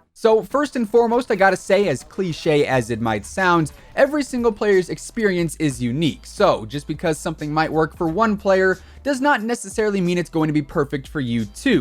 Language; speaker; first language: English; native; English